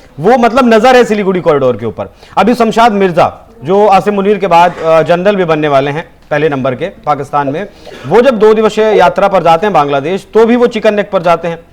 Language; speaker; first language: Hindi; native; Hindi